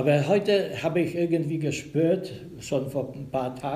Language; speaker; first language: German; non-native, learner; Polish